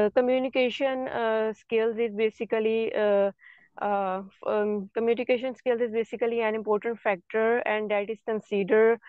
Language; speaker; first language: English; non-native, local second language; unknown